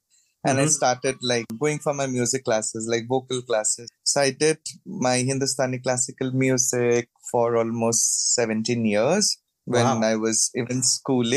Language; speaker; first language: English; non-native, local second language; Bangla